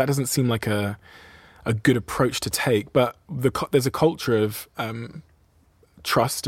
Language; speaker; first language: English; native; English